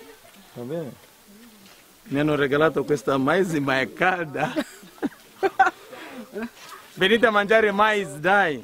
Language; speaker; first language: Italian; non-native, fluent; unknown